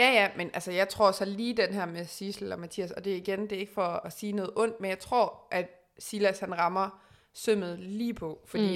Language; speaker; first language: Danish; native; Danish